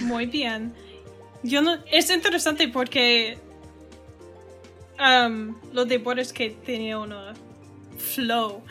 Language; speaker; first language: Spanish; non-native, learner; English